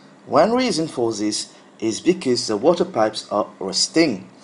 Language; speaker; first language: English; non-native, local second language; Morisyen